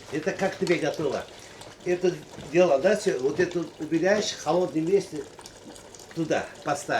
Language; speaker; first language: Russian; non-native, fluent; Uzbek